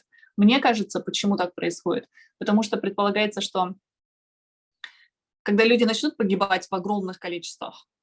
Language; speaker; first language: Russian; native; Russian